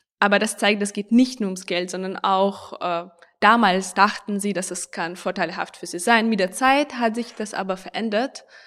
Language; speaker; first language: German; non-native, fluent; Ukrainian